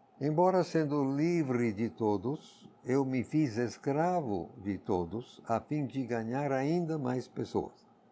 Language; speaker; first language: Portuguese; non-native, fluent; English